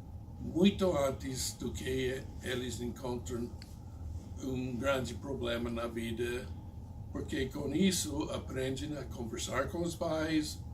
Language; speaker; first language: Portuguese; non-native, fluent; English